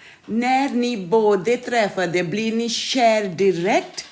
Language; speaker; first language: Swedish; non-native, learner; Urdu